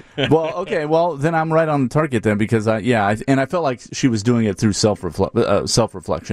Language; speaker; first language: English; native; English